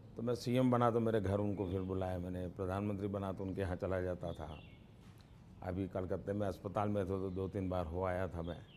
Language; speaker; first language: Hindi; non-native, local second language; Gujarati